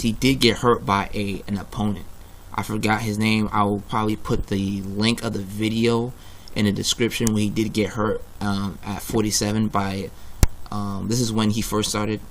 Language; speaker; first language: English; native; English